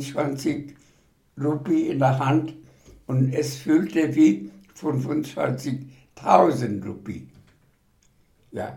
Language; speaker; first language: German; non-native, fluent; Bangla